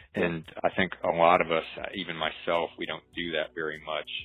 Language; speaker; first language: English; native; English